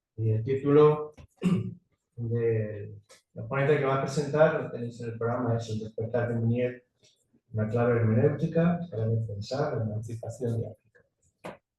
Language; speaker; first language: Spanish; native; Spanish